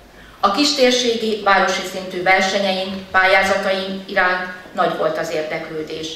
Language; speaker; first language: Hungarian; native; Hungarian